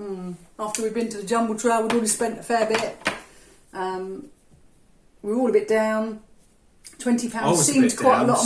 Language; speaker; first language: English; native; English